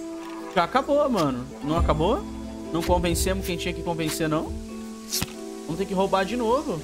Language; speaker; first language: Portuguese; native; Portuguese